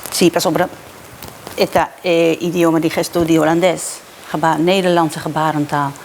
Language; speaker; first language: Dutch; non-native, local second language; Papiamento